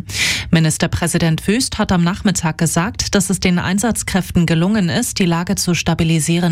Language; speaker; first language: German; native; German